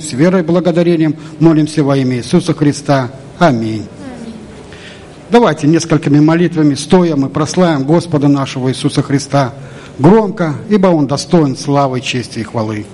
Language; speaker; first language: Russian; native; Russian